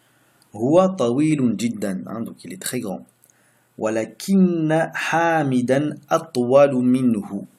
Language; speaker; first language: Arabic; non-native, fluent; French